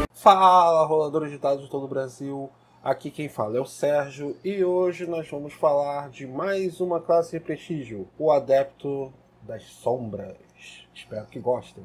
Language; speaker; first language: Portuguese; native; Portuguese